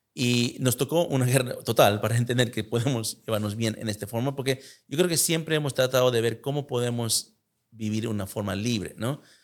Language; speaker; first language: Spanish; early bilingual, heritage; Spanish